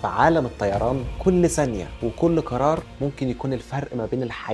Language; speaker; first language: Arabic; native; Arabic